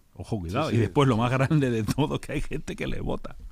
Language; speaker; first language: Spanish; native; Spanish